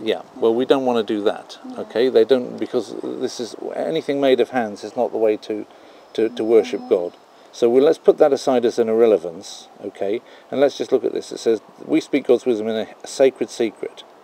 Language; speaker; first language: English; native; English